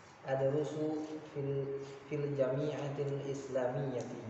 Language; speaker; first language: Arabic; non-native, learner; Indonesian